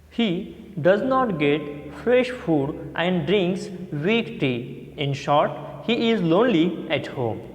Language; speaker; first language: English; non-native, local second language; Marathi